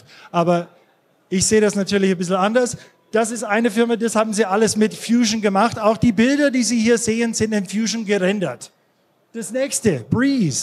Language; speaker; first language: German; non-native, fluent; English